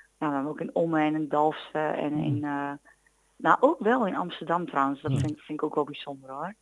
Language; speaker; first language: Dutch; native; Dutch